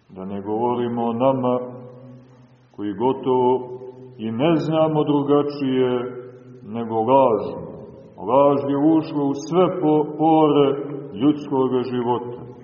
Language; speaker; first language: Serbian; native; Serbian